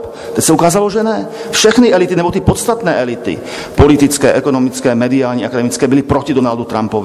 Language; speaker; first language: Czech; native; Czech